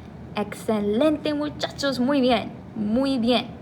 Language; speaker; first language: Spanish; non-native, fluent; English